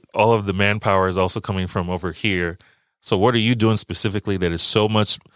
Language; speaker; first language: English; early bilingual, other home language; Yoruba